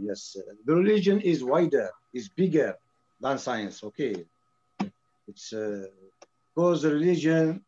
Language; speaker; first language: English; non-native, learner; French